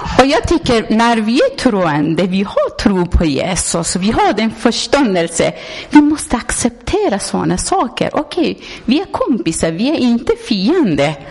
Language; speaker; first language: Swedish; non-native, learner; Persian